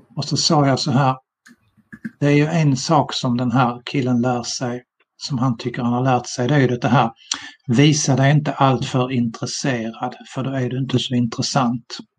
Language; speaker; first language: Swedish; native; Swedish